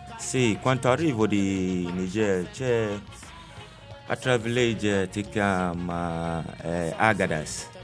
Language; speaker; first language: Italian; non-native, learner; Akan